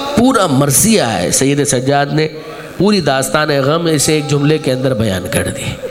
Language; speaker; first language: Urdu; non-native, local second language; Gujarati